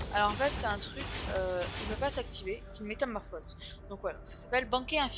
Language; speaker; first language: French; native; French